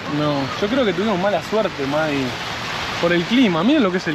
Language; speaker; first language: Spanish; native; Spanish